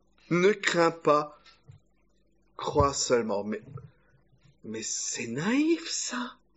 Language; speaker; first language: French; non-native, fluent; German